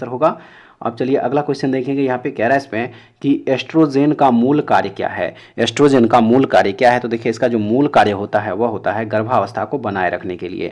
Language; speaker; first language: Hindi; native; Hindi